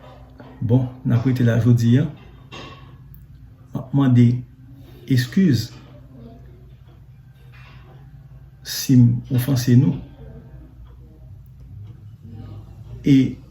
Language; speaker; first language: French; non-native, learner; Haitian Creole